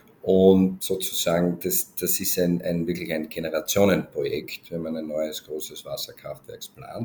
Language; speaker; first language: German; native; German